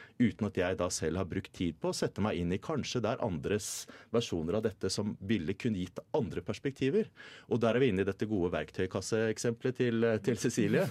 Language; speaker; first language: Norwegian; native; Norwegian